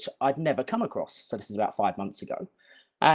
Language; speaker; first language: English; native; English